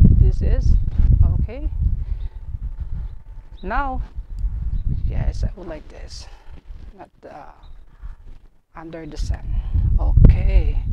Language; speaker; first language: English; non-native, learner; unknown